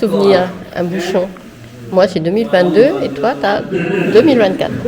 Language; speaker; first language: French; native; French